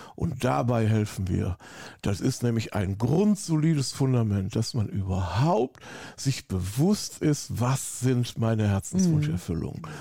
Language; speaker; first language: German; native; German